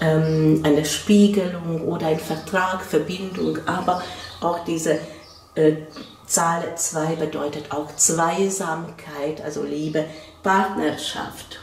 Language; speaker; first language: German; non-native, fluent; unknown